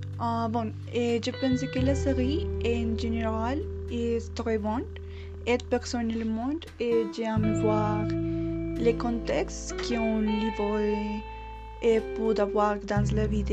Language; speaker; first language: French; non-native, learner; Spanish